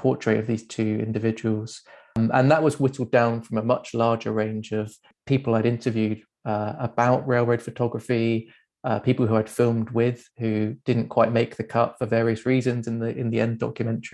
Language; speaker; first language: English; native; English